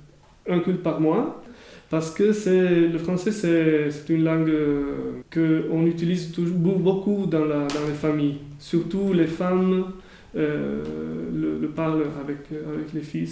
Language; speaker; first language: French; non-native, local second language; Italian